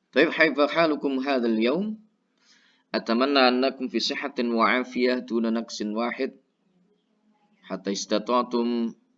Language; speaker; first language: Arabic; non-native, fluent; Indonesian